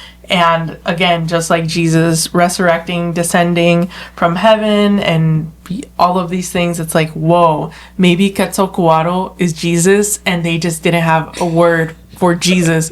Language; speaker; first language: English; native; English